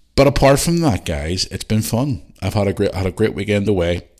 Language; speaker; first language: English; native; English